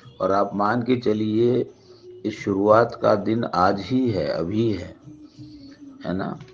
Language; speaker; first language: Hindi; native; Hindi